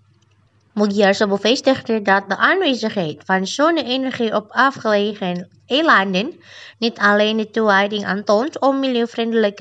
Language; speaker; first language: Dutch; non-native, fluent; Indonesian